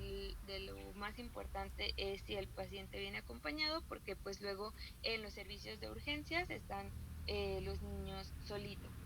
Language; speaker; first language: Spanish; native; Spanish